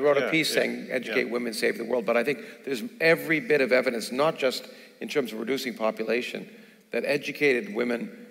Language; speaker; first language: English; native; English